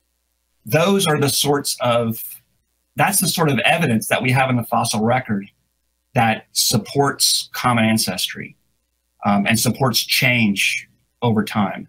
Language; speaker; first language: English; native; English